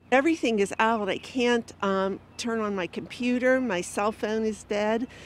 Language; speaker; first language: English; native; English